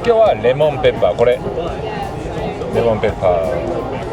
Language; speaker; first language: Japanese; native; Japanese